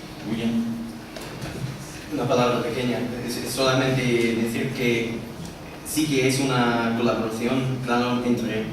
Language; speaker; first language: Spanish; non-native, fluent; English